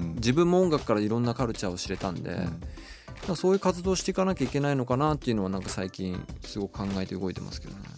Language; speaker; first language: Japanese; native; Japanese